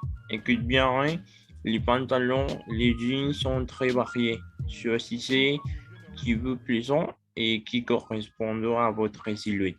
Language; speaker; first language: French; non-native, learner; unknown